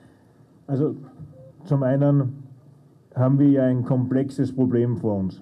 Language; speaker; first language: German; native; German